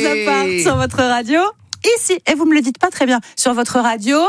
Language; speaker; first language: French; native; French